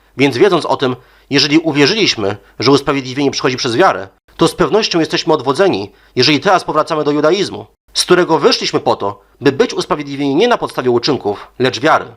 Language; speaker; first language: Polish; native; Polish